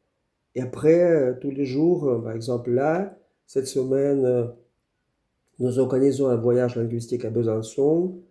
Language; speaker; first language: French; non-native, fluent; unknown